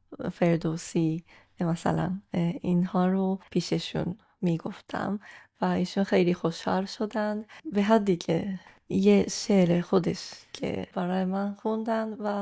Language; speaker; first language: Persian; non-native, fluent; Japanese